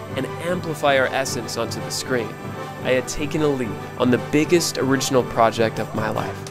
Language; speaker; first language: English; native; English